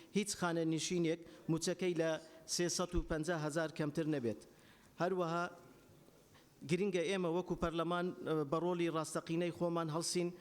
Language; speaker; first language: Central Kurdish; non-native, local second language; Turkish